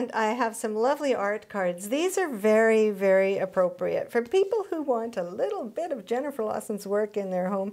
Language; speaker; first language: English; native; English